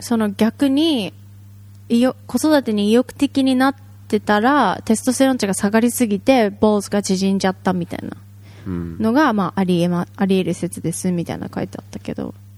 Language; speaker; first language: Japanese; native; Japanese